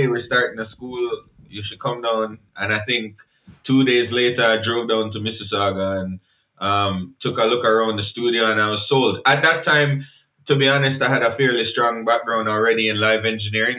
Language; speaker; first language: English; non-native, local second language; Jamaican Creole English